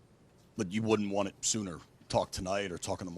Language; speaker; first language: English; native; English